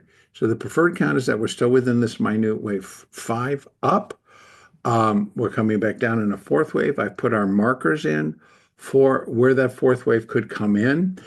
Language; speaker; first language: English; native; English